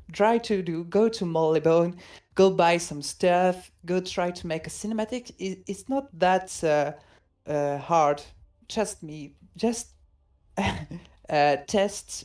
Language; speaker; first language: English; non-native, fluent; French